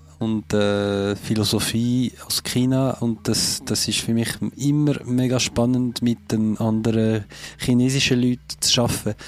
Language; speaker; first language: German; non-native, fluent; French